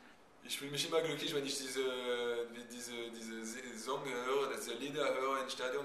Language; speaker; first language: German; non-native, fluent; French